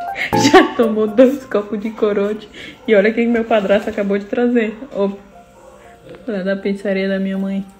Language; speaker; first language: Portuguese; native; Portuguese